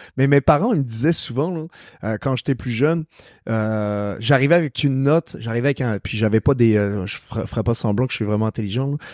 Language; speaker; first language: French; native; French